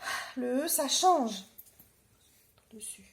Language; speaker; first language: French; native; French